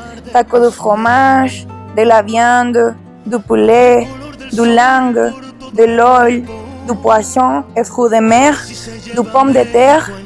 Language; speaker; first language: French; non-native, learner; Spanish